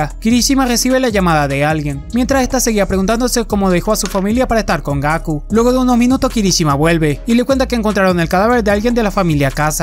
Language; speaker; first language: Spanish; native; Spanish